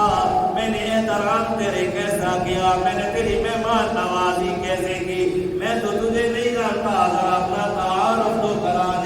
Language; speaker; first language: Urdu; native; Urdu